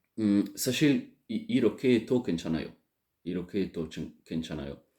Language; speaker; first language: Korean; non-native, learner; French